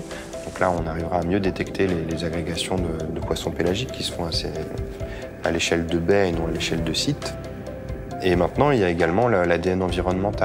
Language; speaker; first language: French; native; French